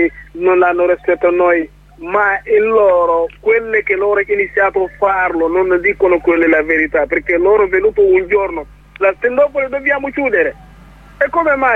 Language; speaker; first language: Italian; non-native, learner; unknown